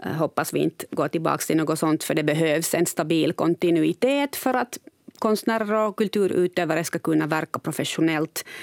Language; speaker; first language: Swedish; native; Swedish